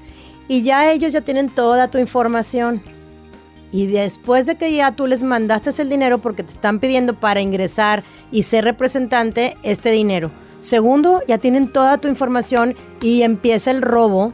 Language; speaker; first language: Spanish; native; Spanish